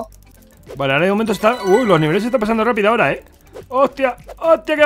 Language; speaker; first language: Spanish; native; Spanish